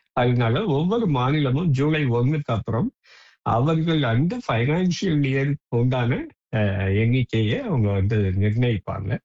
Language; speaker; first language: Tamil; native; Tamil